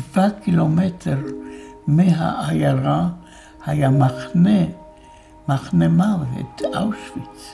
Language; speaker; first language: Hebrew; non-native, fluent; Polish